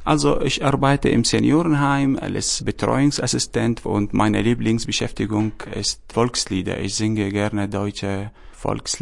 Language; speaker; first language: German; non-native, learner; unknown